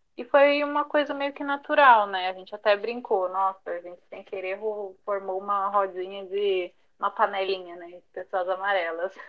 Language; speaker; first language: Portuguese; early bilingual, other home language; Japanese